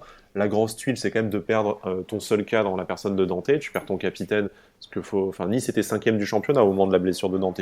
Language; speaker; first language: French; native; French